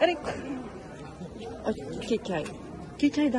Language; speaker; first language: Japanese; non-native, learner; Filipino